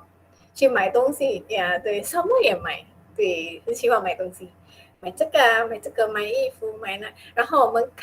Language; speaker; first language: Chinese; non-native, local second language; Min Nan Chinese